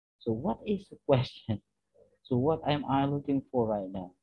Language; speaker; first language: English; non-native, fluent; Indonesian